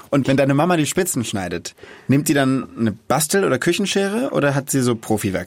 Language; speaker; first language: German; native; German